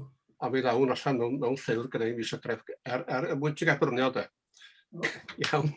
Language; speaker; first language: Welsh; native; Welsh